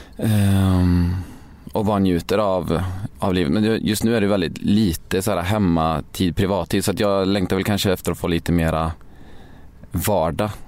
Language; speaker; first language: Swedish; native; Swedish